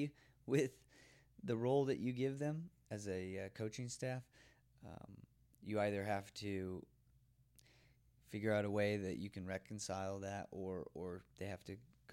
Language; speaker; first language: English; native; English